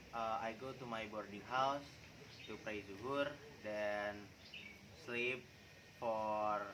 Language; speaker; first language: English; non-native, learner; Indonesian